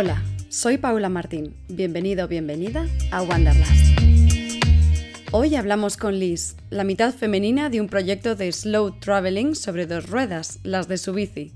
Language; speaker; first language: Spanish; native; Spanish